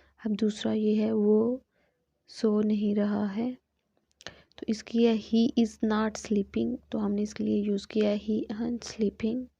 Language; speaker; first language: Urdu; non-native, local second language; Punjabi